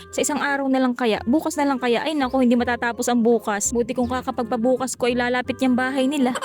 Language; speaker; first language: Filipino; native; Filipino